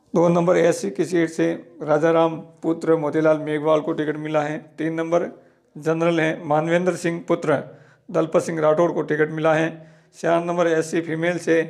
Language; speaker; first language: Hindi; native; Hindi